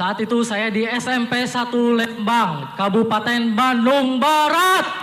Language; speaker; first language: Indonesian; native; Indonesian